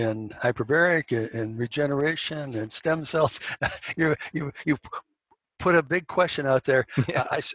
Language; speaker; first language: English; native; English